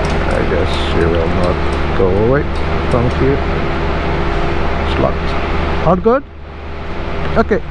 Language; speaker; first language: English; non-native, fluent; Portuguese